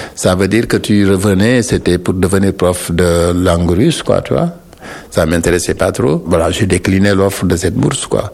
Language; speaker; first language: French; non-native, local second language; Wolof